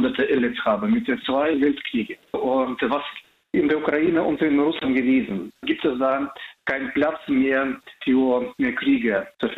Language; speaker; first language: German; non-native, fluent; Russian